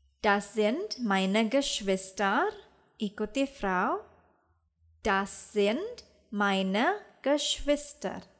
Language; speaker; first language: German; non-native, fluent; Indonesian